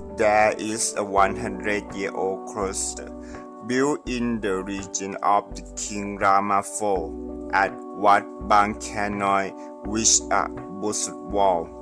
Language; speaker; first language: English; non-native, learner; Thai